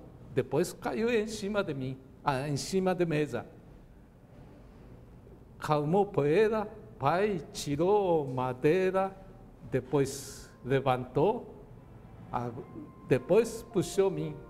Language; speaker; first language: Portuguese; non-native, learner; Japanese